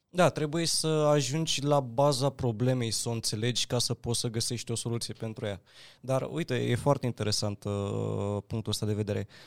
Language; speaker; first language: Romanian; native; Romanian